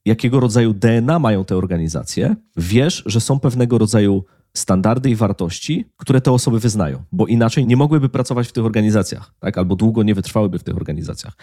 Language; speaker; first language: Polish; native; Polish